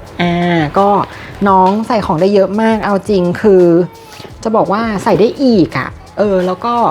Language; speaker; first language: Thai; native; Thai